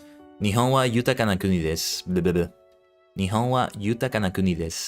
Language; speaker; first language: Japanese; non-native, learner; English